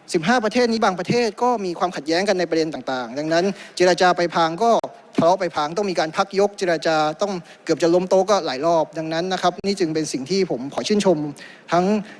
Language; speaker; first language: Thai; native; Thai